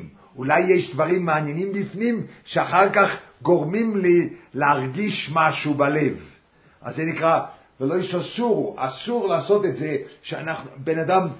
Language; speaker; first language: Hebrew; non-native, fluent; English